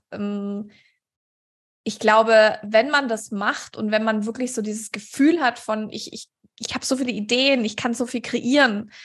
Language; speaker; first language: German; native; German